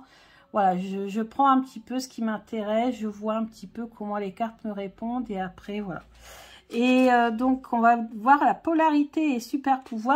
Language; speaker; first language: French; native; French